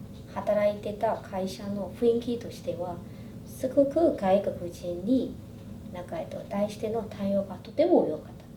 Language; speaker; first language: Japanese; non-native, fluent; Burmese